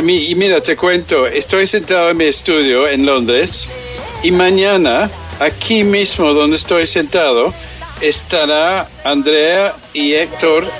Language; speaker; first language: Spanish; early bilingual, heritage; English